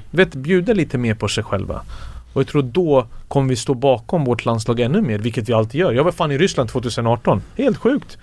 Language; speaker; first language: Swedish; early bilingual, other home language; Serbian